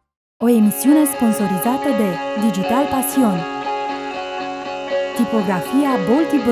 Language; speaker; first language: Romanian; native; Romanian